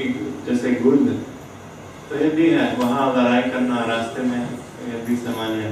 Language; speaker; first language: Hindi; non-native, fluent; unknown